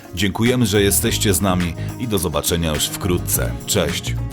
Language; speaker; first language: Polish; native; Polish